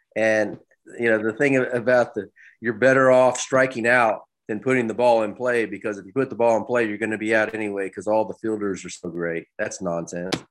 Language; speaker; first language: English; native; English